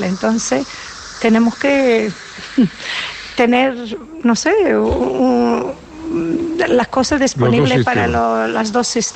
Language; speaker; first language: Spanish; non-native, fluent; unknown